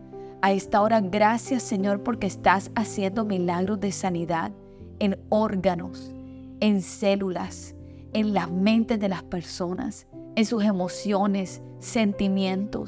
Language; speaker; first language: Spanish; native; Spanish